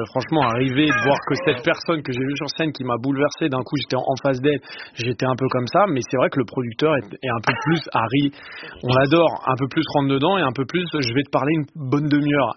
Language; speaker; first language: French; native; French